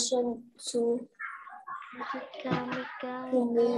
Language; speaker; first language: English; non-native, learner; Vietnamese